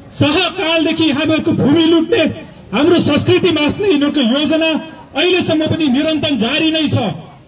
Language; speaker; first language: Nepali; non-native, local second language; Newari